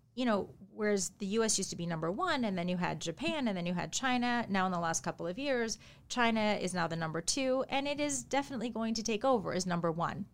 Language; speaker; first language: English; early bilingual, other home language; Japanese